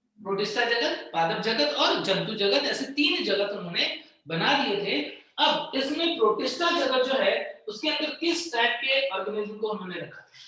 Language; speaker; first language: Hindi; native; Hindi